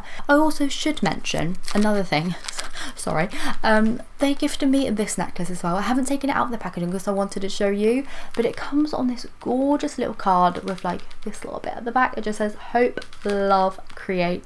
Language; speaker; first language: English; native; English